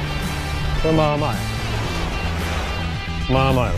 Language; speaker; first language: Japanese; native; Japanese